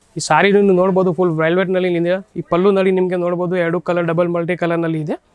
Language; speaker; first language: Kannada; non-native, learner; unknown